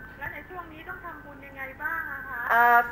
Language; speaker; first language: Thai; native; Thai